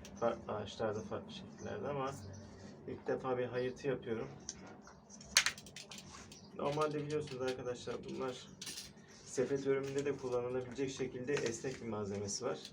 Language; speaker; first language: Turkish; native; Turkish